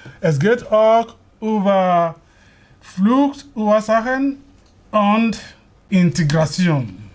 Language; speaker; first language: German; non-native, learner; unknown